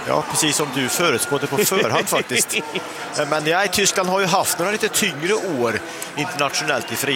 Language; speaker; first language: Swedish; native; Swedish